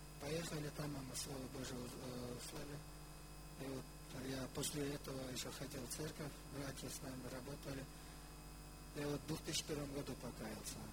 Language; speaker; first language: Russian; non-native, local second language; Kyrgyz